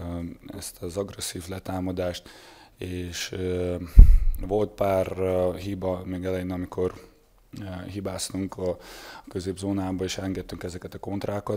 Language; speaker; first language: Hungarian; non-native, fluent; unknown